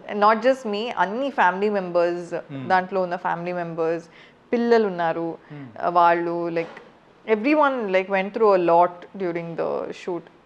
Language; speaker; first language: Telugu; non-native, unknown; Kannada